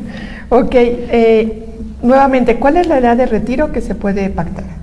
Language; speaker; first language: Spanish; native; Spanish